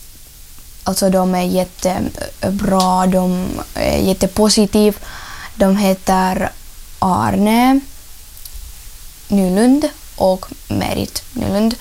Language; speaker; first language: Swedish; early bilingual, other home language; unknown